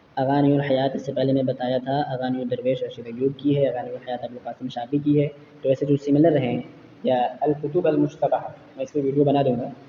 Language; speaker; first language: Urdu; native; Urdu